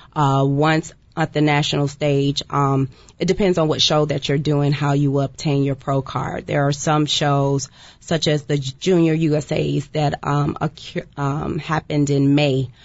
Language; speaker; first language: English; native; English